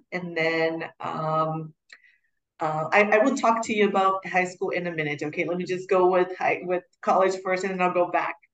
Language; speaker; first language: English; non-native, fluent; Portuguese